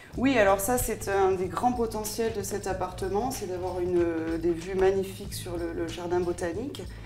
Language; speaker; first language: French; native; French